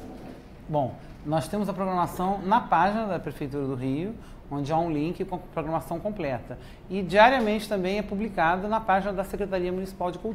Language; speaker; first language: Portuguese; native; Portuguese